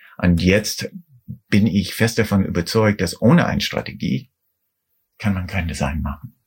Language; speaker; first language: German; non-native, fluent; English